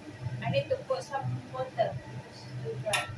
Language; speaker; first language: English; non-native, learner; Filipino